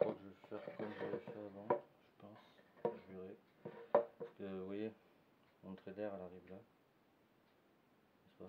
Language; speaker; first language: French; native; French